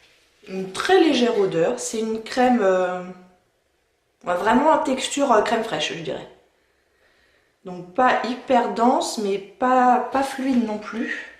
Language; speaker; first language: French; native; French